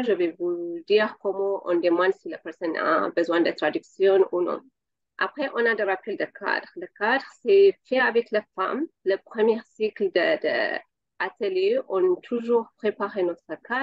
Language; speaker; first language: French; non-native, learner; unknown